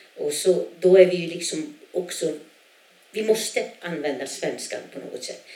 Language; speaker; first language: Swedish; non-native, local second language; Northern Sami